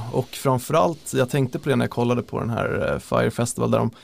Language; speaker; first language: Swedish; native; Swedish